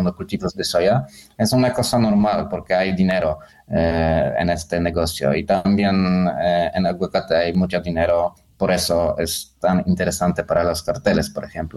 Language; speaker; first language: Spanish; non-native, learner; Polish